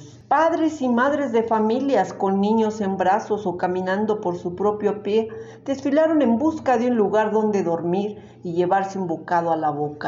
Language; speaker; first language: Spanish; native; Spanish